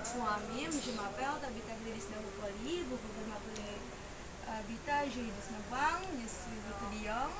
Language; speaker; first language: French; non-native, learner; Indonesian